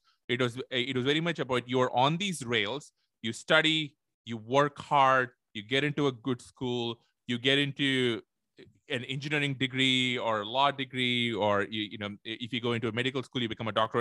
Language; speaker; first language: English; non-native, local second language; Tamil